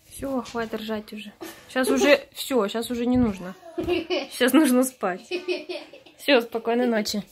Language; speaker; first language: Russian; native; Russian